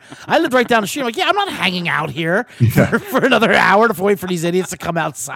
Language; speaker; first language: English; native; English